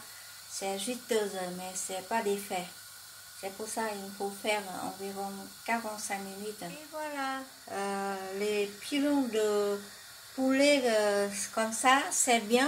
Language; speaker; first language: French; non-native, learner; Vietnamese